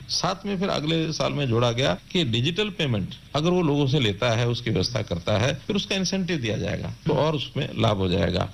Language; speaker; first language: Hindi; native; Hindi